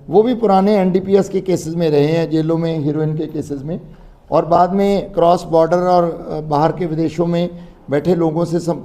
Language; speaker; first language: Hindi; non-native, local second language; Punjabi